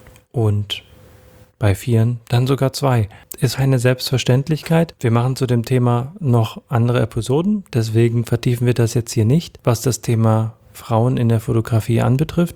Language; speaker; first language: German; native; German